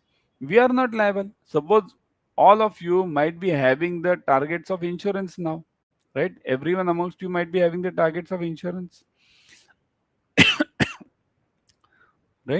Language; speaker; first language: English; non-native, local second language; Hindi